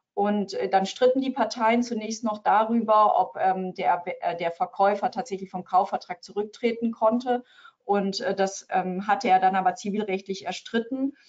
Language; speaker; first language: German; native; German